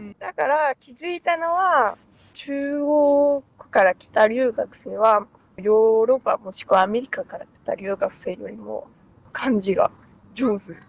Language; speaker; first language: Japanese; non-native, fluent; French